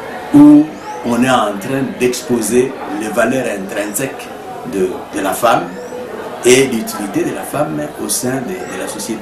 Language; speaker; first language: French; native; French